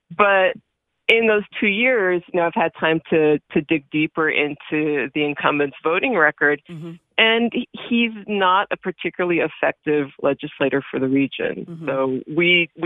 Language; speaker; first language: English; early bilingual, other home language; Hebrew